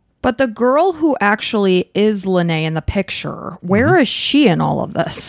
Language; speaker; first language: English; native; English